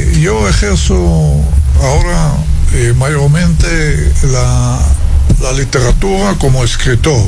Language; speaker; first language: Spanish; non-native, fluent; Hebrew